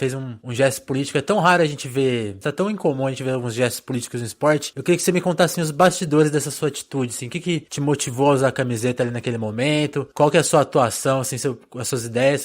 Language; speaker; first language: Portuguese; native; Portuguese